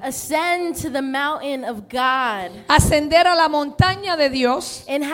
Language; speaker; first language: Spanish; early bilingual, heritage; Spanish